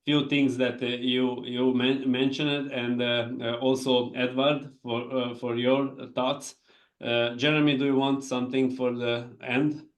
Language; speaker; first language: English; non-native, fluent; Hungarian